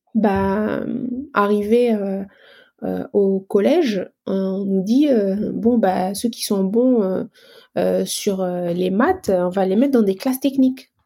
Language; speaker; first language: French; non-native, local second language; Arabic